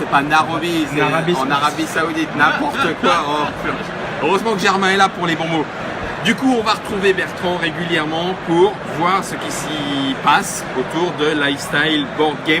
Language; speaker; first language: French; native; French